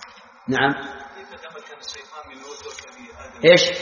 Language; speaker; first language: Arabic; native; Arabic